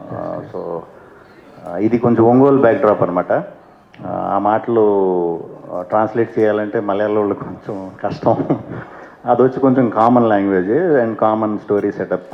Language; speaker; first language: Telugu; native; Telugu